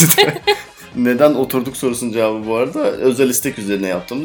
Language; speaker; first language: Turkish; native; Turkish